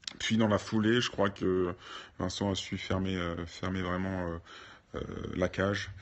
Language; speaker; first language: French; native; French